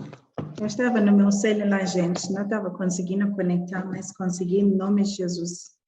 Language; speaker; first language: Portuguese; non-native, learner; English